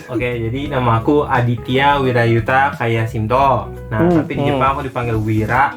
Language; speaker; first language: Indonesian; native; Indonesian